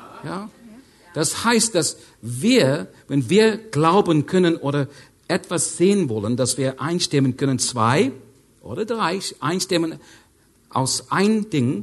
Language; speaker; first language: German; non-native, learner; English